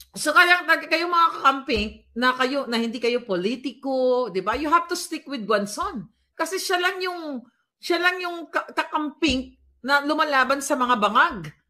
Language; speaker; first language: Filipino; non-native, local second language; Hiligaynon